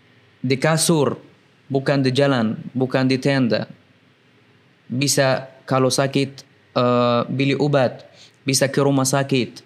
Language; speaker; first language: Indonesian; non-native, fluent; Arabic